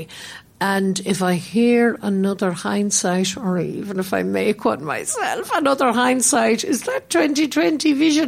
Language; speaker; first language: English; native; English